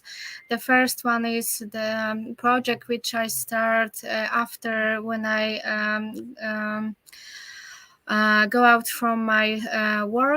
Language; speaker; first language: English; non-native, learner; Polish